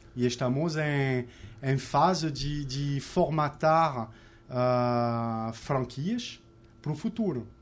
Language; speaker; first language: Portuguese; non-native, fluent; French